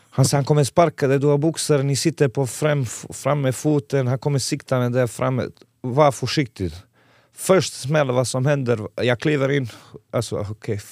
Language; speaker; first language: Swedish; non-native, fluent; Serbian